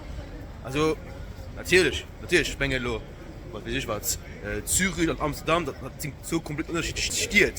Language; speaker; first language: German; non-native, local second language; Luxembourgish